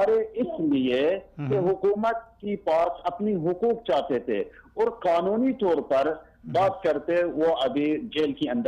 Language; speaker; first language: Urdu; non-native, learner; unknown